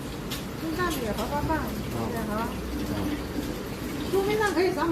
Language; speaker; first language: Chinese; native; Chinese